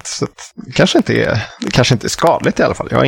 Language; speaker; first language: Swedish; native; Swedish